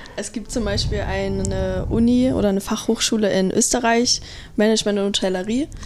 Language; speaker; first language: German; native; German